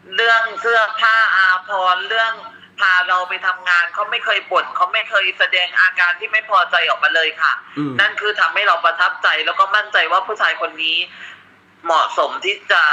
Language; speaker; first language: Thai; native; Thai